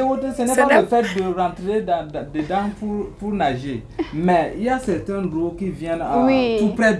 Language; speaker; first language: French; non-native, learner; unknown